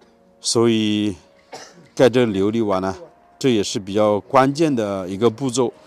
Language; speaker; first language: Chinese; native; Chinese